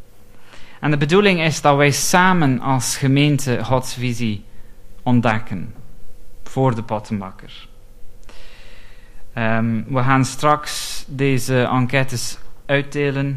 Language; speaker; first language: Dutch; non-native, fluent; English